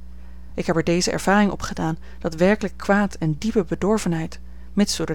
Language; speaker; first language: Dutch; native; Dutch